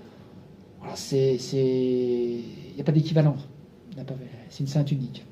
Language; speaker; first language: French; native; French